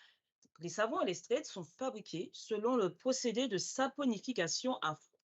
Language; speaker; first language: French; native; French